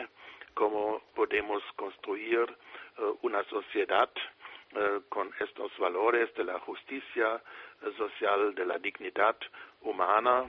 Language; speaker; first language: Spanish; non-native, fluent; German